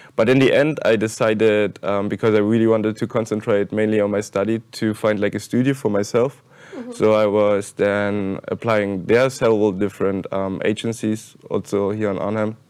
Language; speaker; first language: English; non-native, fluent; German